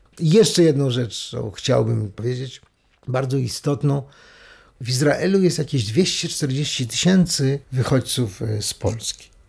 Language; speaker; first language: Polish; native; Polish